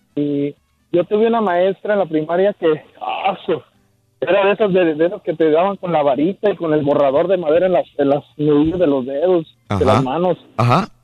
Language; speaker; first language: Spanish; native; Spanish